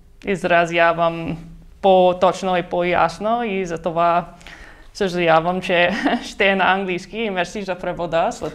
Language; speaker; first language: Bulgarian; non-native, learner; English